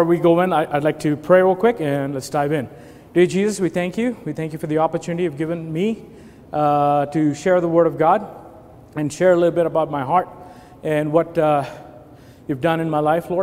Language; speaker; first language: English; non-native, local second language; Telugu